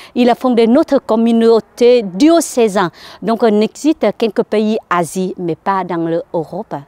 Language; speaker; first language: French; non-native, learner; Vietnamese